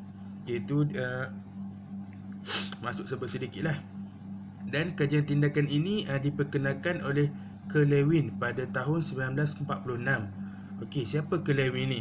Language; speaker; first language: Malay; native; Malay